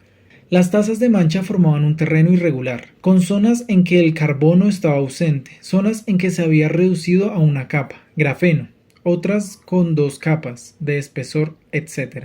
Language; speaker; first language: Spanish; native; Spanish